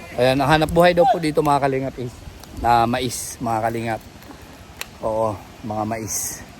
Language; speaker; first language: Filipino; native; Filipino